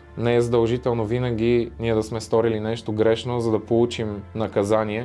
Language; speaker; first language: Bulgarian; native; Bulgarian